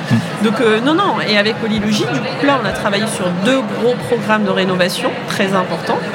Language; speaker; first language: French; native; French